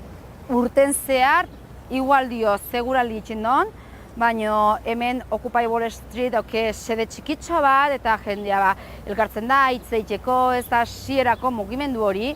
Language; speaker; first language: Basque; non-native, local second language; Spanish